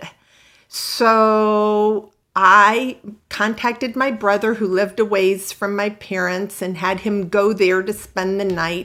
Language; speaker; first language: English; native; English